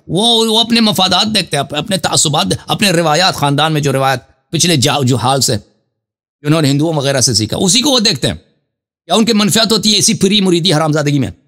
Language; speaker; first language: Urdu; non-native, fluent; Persian